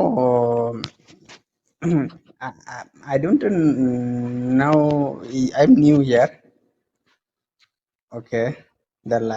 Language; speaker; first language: English; non-native, learner; Bangla